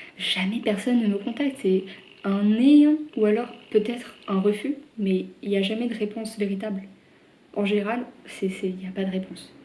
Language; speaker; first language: French; native; French